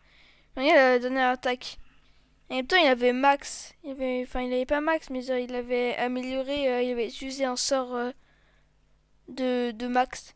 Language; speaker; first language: French; native; French